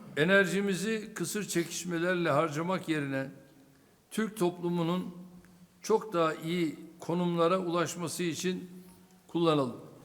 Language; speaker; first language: Turkish; native; Turkish